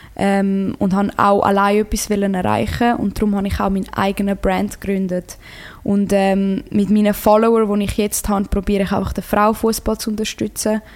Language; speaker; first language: German; early bilingual, other home language; Croatian